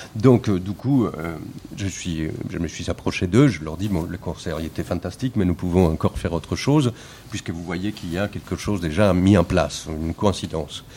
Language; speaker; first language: French; non-native, fluent; Spanish